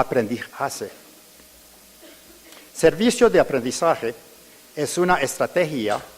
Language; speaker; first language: Spanish; early bilingual, heritage; English